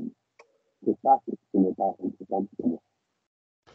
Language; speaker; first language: French; non-native, learner; English